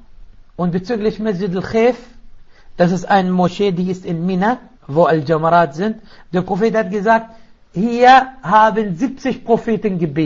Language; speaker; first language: German; non-native, fluent; Arabic